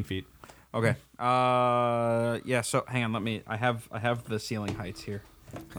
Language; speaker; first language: English; native; English